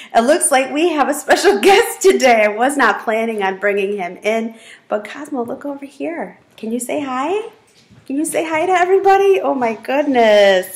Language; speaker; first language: English; native; English